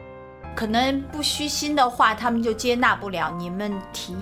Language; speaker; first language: Chinese; native; Chinese